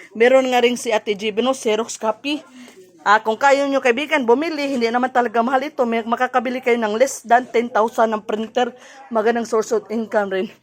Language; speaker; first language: Filipino; non-native, local second language; Cebuano